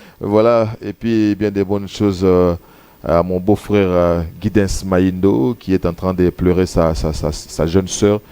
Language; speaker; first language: French; non-native, local second language; Lingala